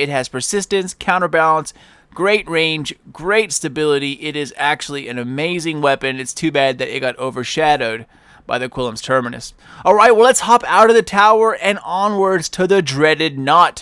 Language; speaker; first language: English; native; English